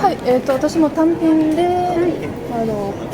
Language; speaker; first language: Japanese; non-native, learner; French